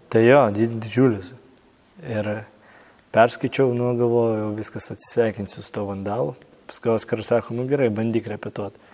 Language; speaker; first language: Lithuanian; native; Lithuanian